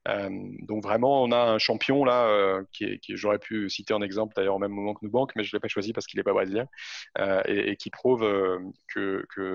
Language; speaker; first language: French; native; French